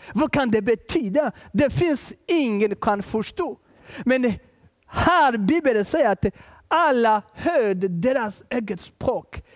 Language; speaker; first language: Swedish; non-native, fluent; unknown